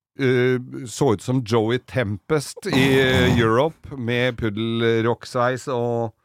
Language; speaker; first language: Norwegian; native; Norwegian